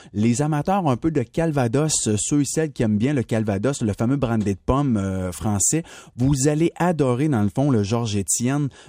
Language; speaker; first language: French; native; French